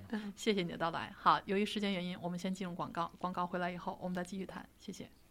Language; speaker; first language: Chinese; native; Chinese